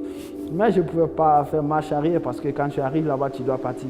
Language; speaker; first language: French; non-native, local second language; Bambara